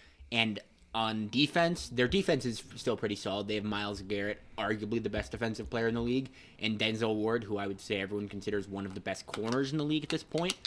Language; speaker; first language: English; native; English